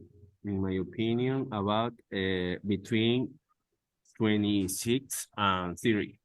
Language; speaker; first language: English; non-native, learner; Spanish